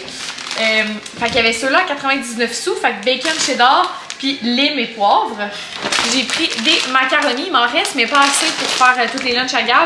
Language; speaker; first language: French; native; French